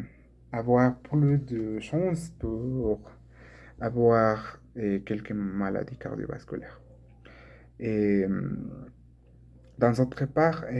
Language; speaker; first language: French; non-native, learner; Spanish